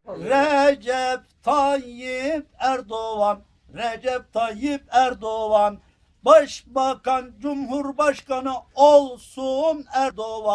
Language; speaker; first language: Turkish; non-native, fluent; Uyghur